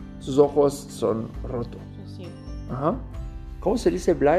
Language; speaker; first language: Spanish; non-native, learner; German